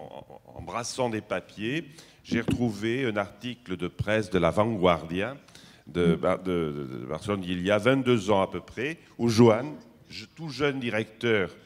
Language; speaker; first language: French; native; French